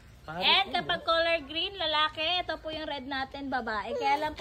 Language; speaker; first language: Filipino; native; Filipino